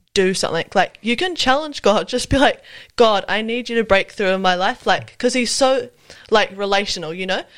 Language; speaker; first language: English; native; English